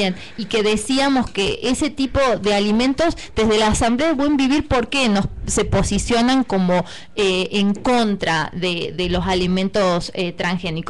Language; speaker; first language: Spanish; native; Spanish